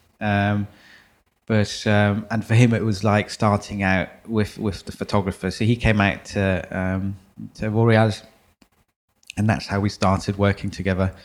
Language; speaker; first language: English; early bilingual, other home language; German